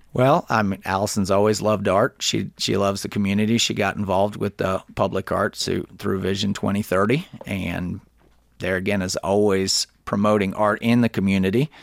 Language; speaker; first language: English; native; English